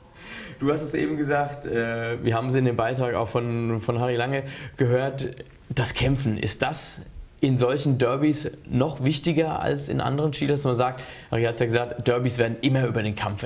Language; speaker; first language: German; native; German